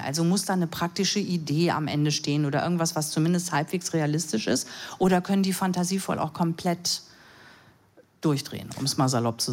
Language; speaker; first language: German; native; German